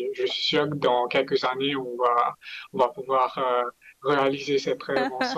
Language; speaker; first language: French; non-native, fluent; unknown